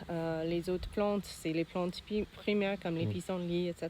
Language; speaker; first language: French; non-native, learner; English